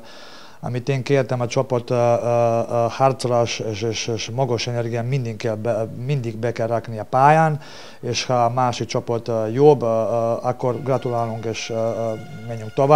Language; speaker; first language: Hungarian; non-native, learner; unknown